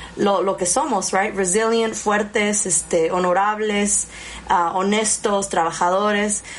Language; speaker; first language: Spanish; early bilingual, heritage; Spanish